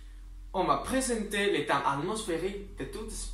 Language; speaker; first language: French; non-native, learner; Spanish